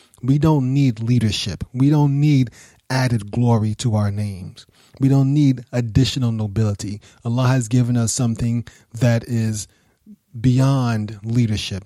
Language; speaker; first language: English; native; English